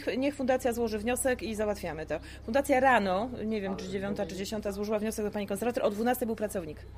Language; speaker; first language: Polish; native; Polish